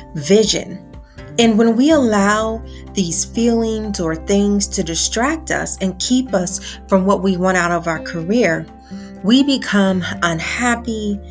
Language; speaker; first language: English; native; English